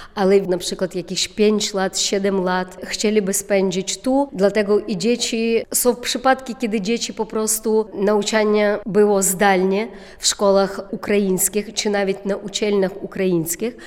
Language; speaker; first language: Polish; non-native, fluent; Ukrainian